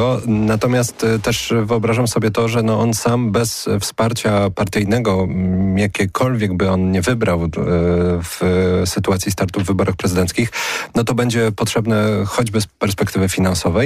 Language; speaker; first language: Polish; native; Polish